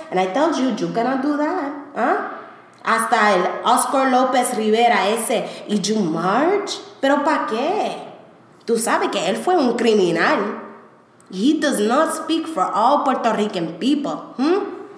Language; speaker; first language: English; early bilingual, other home language; Spanish